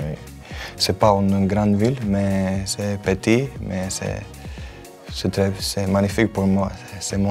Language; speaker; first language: French; non-native, learner; Croatian